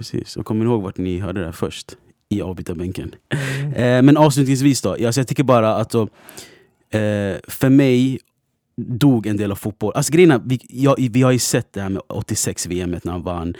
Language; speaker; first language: Swedish; native; Swedish